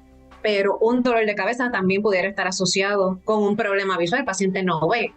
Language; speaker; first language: Spanish; native; Spanish